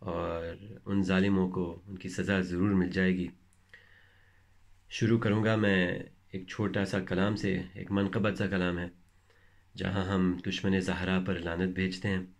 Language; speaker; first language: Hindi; early bilingual, heritage; Hindi